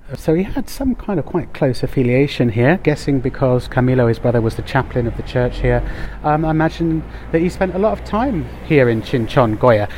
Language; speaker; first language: English; native; English